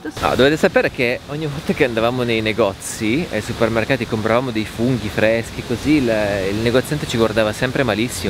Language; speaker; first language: Italian; native; Italian